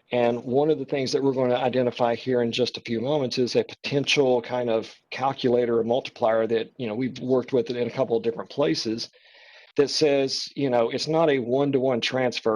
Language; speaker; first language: English; native; English